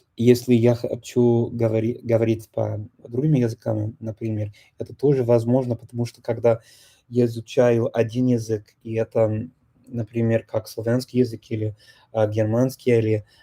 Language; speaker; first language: Russian; non-native, learner; English